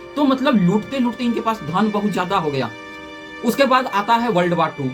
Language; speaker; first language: Hindi; native; Hindi